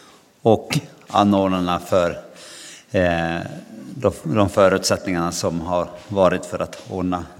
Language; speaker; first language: Swedish; non-native, local second language; Finnish